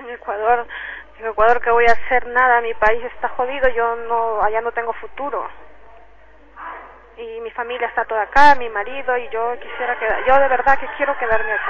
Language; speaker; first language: Spanish; native; Spanish